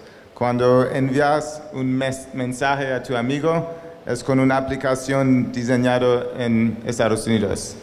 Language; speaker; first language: Spanish; non-native, learner; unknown